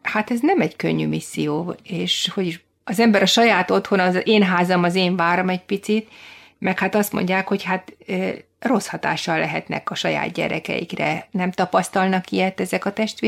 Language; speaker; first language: Hungarian; native; Hungarian